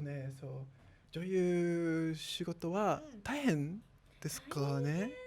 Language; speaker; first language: Japanese; non-native, learner; English